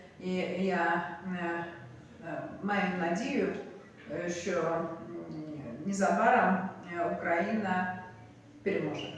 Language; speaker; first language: Ukrainian; non-native, learner; Russian